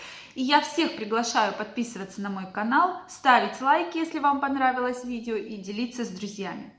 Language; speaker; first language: Russian; native; Russian